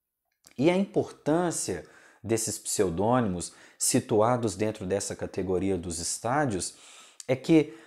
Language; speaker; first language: Portuguese; native; Portuguese